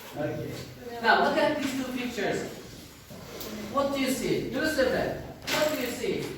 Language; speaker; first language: English; non-native, fluent; Turkish